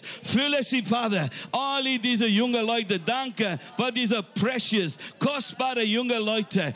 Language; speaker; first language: German; non-native, learner; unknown